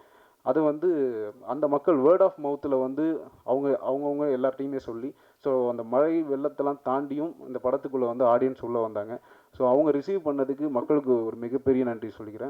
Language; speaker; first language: Tamil; native; Tamil